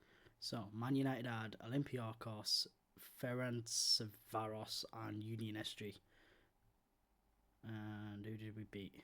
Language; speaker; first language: English; native; English